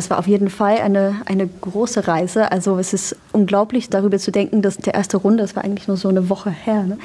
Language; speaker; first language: German; non-native, fluent; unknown